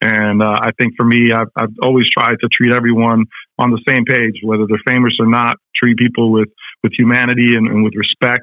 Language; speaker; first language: English; early bilingual, other home language; Spanish